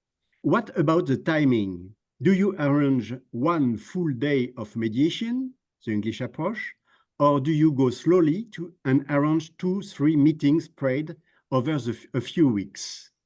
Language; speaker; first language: English; non-native, fluent; French